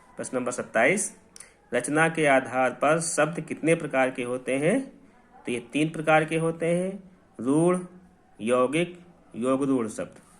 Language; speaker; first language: Hindi; native; Hindi